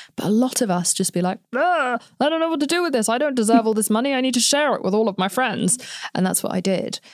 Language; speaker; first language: English; native; English